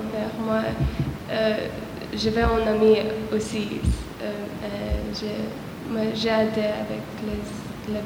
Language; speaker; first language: French; non-native, learner; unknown